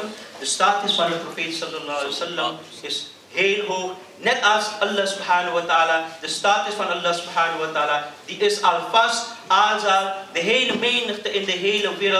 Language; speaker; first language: Dutch; early bilingual, other home language; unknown